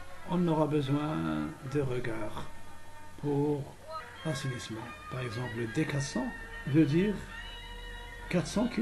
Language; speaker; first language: French; non-native, local second language; Arabic